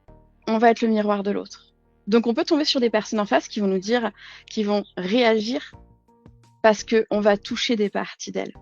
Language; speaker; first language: French; native; French